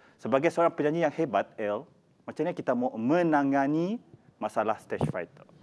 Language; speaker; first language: Malay; native; Malay